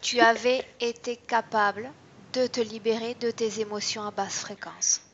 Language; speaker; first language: French; native; French